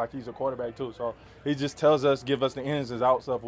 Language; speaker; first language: English; native; English